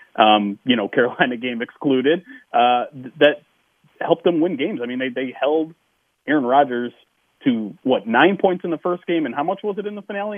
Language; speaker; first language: English; native; English